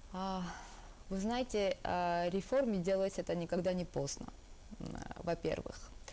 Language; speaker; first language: Russian; non-native, local second language; Georgian